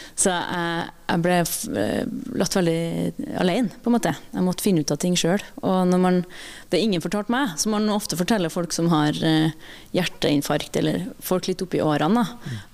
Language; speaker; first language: Norwegian; native; Norwegian